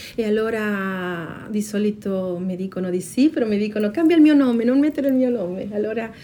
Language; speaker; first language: Italian; non-native, fluent; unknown